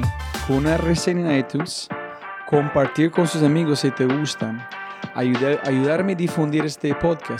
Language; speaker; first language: Spanish; non-native, learner; English